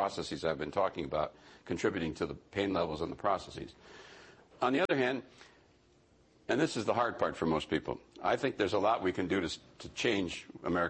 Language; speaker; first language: English; native; English